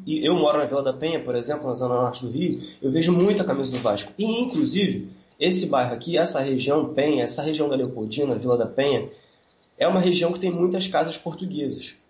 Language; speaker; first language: Portuguese; native; Portuguese